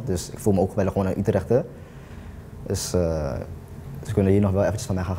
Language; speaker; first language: Dutch; native; Dutch